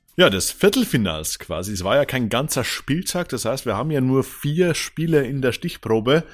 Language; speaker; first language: German; native; German